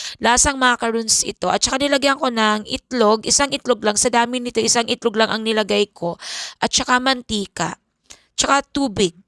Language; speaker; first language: Filipino; non-native, local second language; Bikol